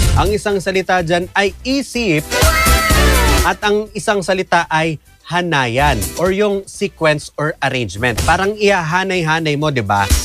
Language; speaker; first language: Filipino; native; Filipino